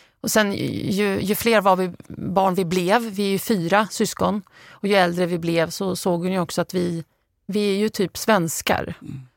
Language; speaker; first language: Swedish; early bilingual, other home language; Arabic